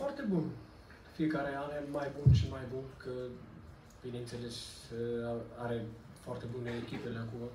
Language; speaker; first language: Romanian; non-native, learner; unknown